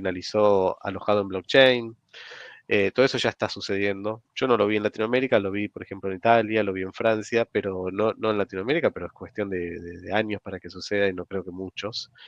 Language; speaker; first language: Spanish; native; Spanish